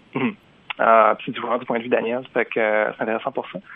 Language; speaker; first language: French; native; French